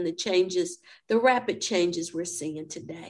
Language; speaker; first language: English; native; English